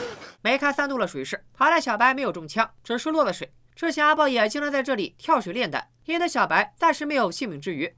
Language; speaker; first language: Chinese; native; Chinese